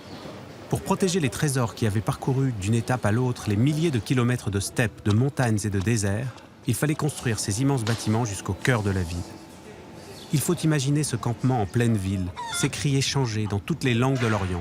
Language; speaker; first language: French; native; French